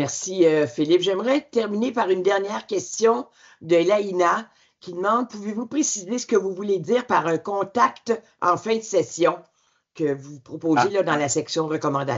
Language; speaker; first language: French; native; French